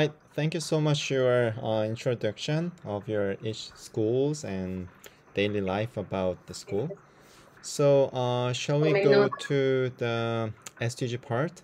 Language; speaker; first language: English; non-native, fluent; Korean